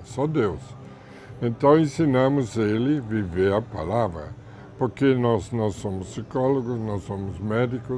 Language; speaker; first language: Portuguese; non-native, fluent; German